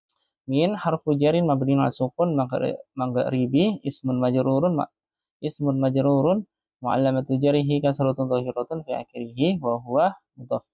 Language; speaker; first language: Arabic; non-native, fluent; Indonesian